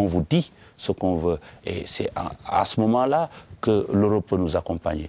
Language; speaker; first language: French; non-native, local second language; Wolof